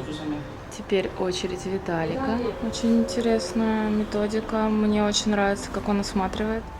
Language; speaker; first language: Russian; native; Russian